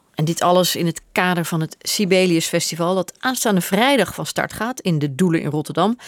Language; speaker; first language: Dutch; native; Dutch